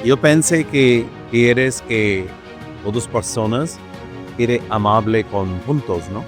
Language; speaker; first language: Spanish; non-native, learner; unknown